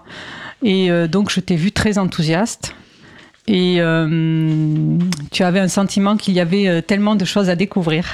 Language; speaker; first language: French; native; French